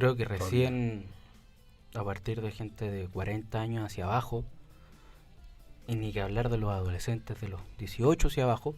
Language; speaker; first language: Spanish; native; Spanish